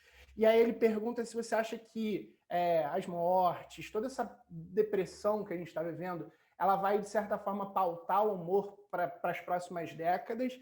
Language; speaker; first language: Portuguese; native; Portuguese